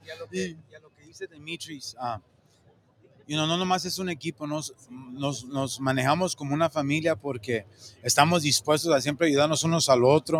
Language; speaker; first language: Spanish; native; Spanish